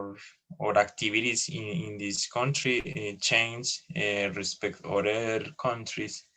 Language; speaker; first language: English; non-native, learner; Spanish